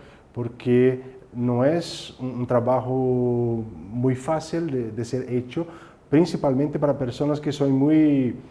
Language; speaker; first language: Spanish; non-native, fluent; Portuguese